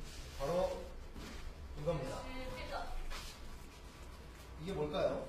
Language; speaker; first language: Korean; native; Korean